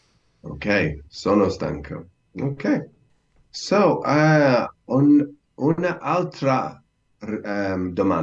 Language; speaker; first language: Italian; non-native, learner; English